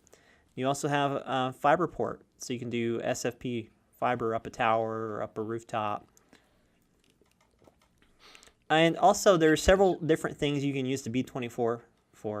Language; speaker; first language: English; native; English